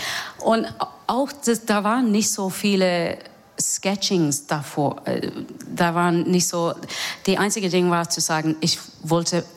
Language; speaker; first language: German; non-native, fluent; English